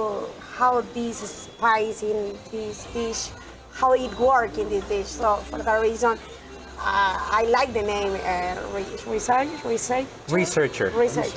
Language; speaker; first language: English; non-native, learner; Spanish